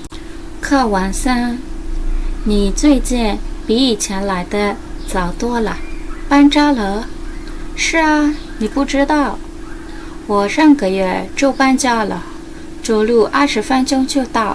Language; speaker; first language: Chinese; non-native, fluent; Burmese